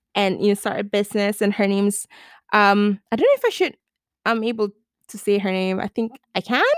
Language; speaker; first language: English; non-native, local second language; Malay